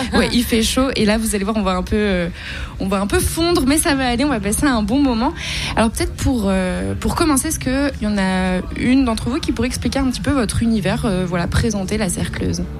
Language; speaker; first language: French; native; French